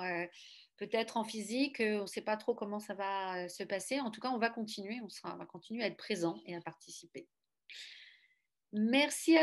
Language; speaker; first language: French; native; French